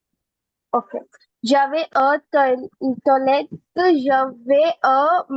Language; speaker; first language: French; non-native, learner; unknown